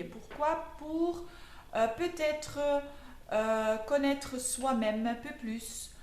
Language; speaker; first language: French; non-native, fluent; Dutch